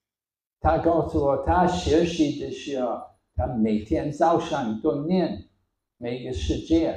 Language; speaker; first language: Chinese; non-native, fluent; English